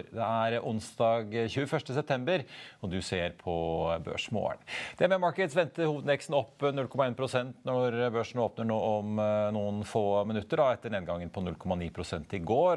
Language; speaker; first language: Norwegian; native; Norwegian